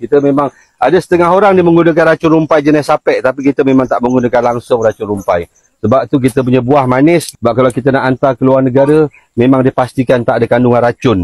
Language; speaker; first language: Malay; native; Malay